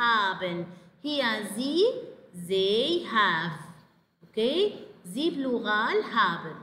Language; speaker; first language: German; non-native, fluent; Arabic